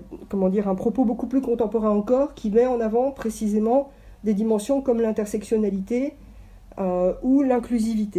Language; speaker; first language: French; native; French